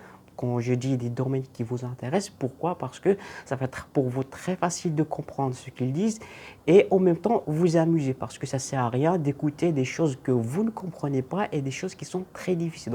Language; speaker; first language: French; non-native, local second language; Arabic